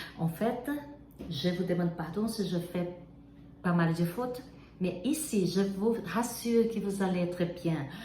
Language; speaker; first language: French; non-native, fluent; Portuguese